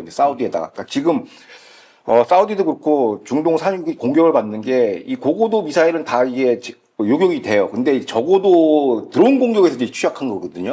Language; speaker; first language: Korean; native; Korean